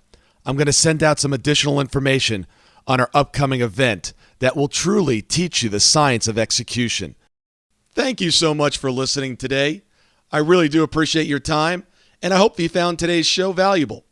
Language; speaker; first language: English; native; English